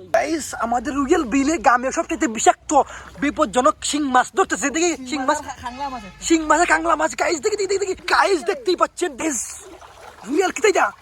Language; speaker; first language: Bangla; non-native, local second language; Sylheti